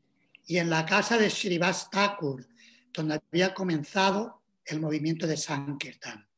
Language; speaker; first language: Spanish; native; Spanish